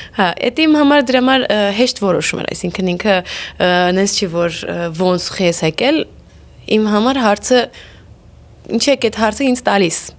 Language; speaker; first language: Armenian; early bilingual, heritage; Armenian